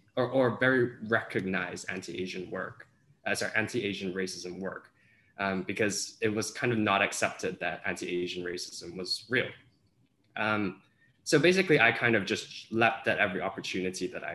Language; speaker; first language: English; non-native, local second language; Cantonese